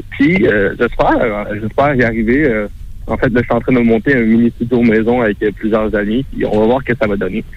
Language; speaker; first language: French; non-native, local second language; Innu-aimun